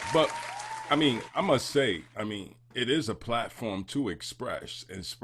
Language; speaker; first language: English; native; English